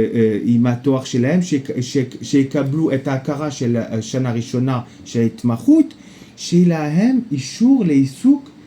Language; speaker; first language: Hebrew; non-native, fluent; French